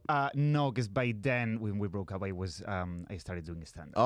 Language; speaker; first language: English; non-native, fluent; Spanish